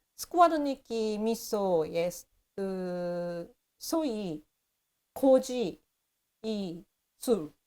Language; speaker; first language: Polish; non-native, learner; Japanese